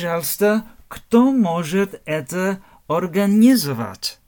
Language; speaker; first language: Russian; non-native, fluent; German